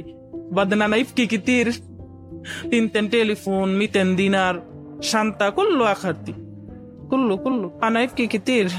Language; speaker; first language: Arabic; non-native, learner; Bangla